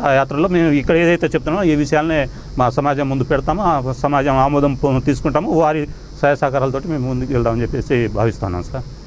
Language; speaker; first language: Telugu; non-native, local second language; Lambadi